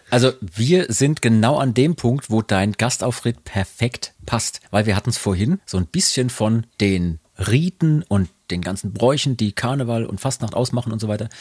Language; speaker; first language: German; native; German